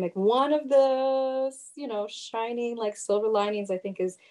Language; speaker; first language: English; early bilingual, other home language; Yoruba